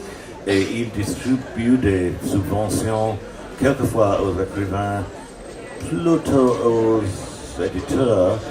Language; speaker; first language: French; non-native, fluent; English